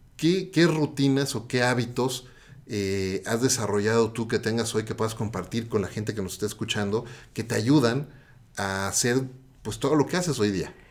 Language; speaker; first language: Spanish; native; Spanish